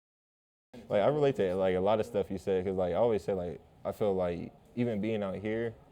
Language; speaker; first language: English; native; English